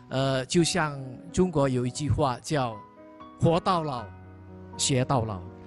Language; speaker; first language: Chinese; non-native, fluent; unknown